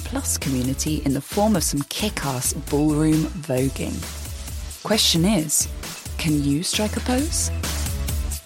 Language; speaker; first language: English; native; English